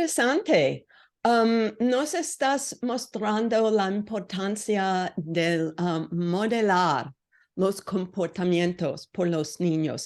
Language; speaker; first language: Spanish; non-native, learner; English